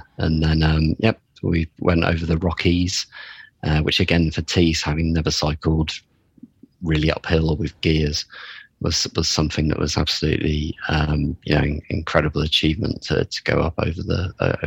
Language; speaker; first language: English; native; English